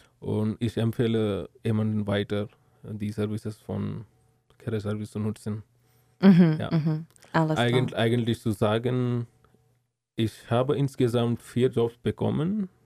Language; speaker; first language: German; non-native, learner; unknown